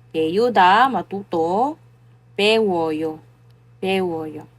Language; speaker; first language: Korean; non-native, fluent; Filipino